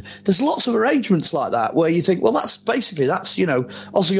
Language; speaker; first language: English; native; English